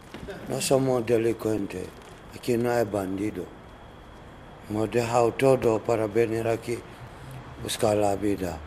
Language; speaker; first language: Spanish; non-native, learner; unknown